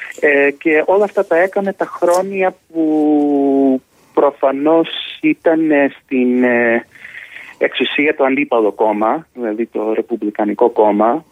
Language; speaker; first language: Greek; early bilingual, heritage; Greek